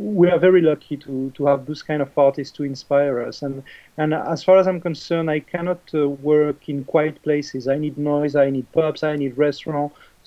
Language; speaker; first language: English; non-native, fluent; French